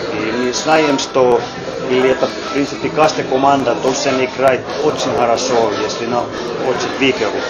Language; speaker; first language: Russian; non-native, learner; Finnish